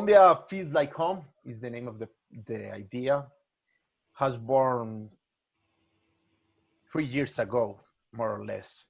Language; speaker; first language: English; non-native, learner; Spanish